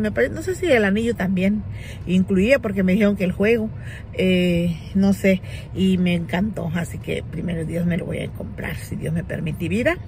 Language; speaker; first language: Spanish; native; Spanish